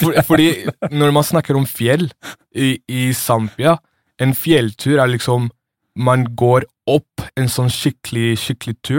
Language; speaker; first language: Norwegian; early bilingual, other home language; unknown